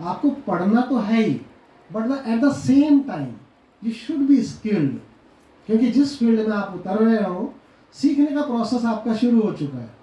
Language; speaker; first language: Hindi; native; Hindi